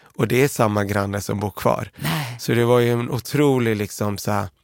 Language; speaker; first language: Swedish; early bilingual, other home language; Arabic